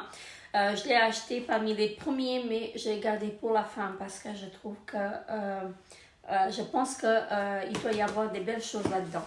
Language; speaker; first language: French; native; French